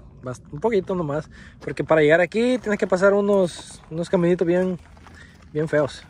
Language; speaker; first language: Spanish; native; Spanish